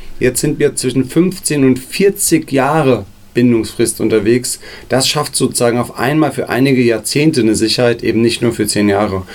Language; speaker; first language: German; native; German